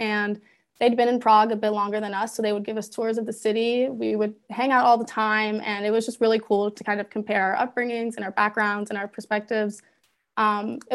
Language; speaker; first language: English; native; English